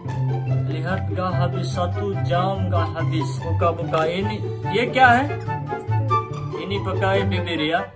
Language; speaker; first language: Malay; non-native, learner; Urdu